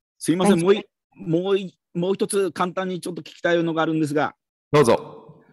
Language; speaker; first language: Japanese; native; Japanese